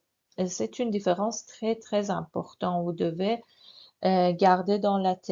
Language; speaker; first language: French; non-native, fluent; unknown